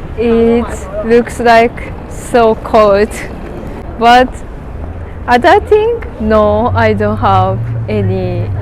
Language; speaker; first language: English; non-native, learner; Japanese